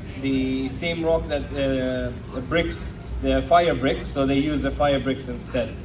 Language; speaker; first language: English; non-native, local second language; Arabic